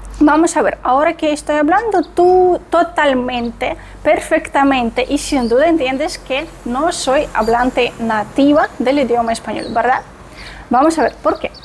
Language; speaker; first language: Spanish; non-native, fluent; Russian